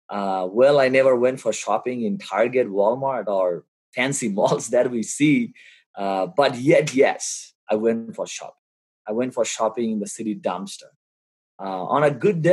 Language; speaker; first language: English; non-native, local second language; Bangla